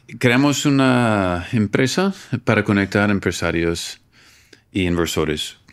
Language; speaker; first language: Spanish; non-native, fluent; English